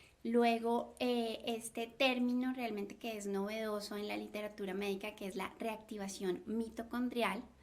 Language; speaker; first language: Spanish; native; Spanish